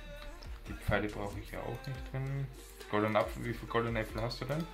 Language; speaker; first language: German; native; German